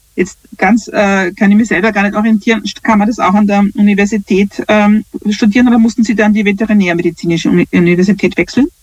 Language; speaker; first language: German; native; German